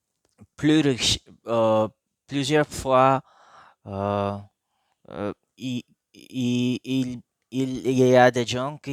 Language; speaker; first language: French; non-native, learner; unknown